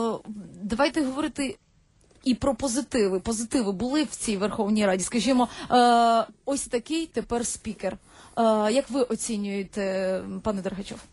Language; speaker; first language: Ukrainian; native; Ukrainian